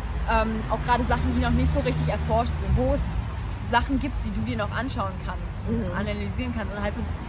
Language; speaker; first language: German; native; German